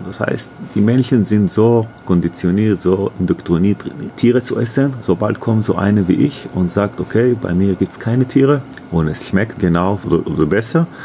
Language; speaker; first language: German; non-native, learner; Hebrew